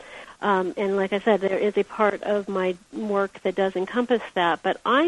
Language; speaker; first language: English; native; English